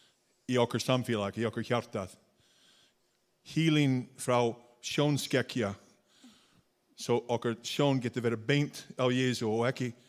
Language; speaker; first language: Icelandic; non-native, fluent; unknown